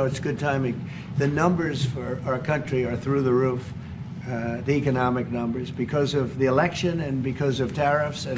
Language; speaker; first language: English; native; English